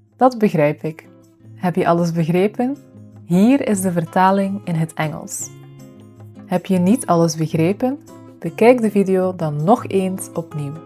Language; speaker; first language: Dutch; native; Dutch